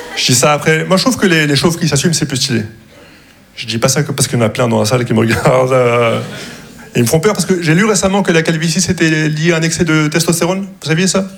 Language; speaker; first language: French; non-native, local second language; Arabic